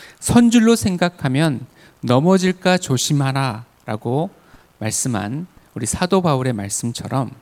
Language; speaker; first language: Korean; native; Korean